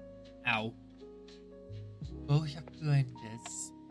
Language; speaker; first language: Japanese; non-native, learner; English